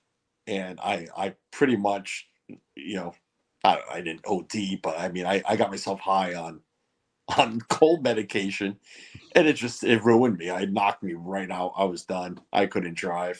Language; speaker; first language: English; native; English